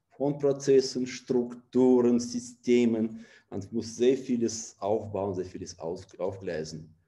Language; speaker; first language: German; non-native, fluent; Russian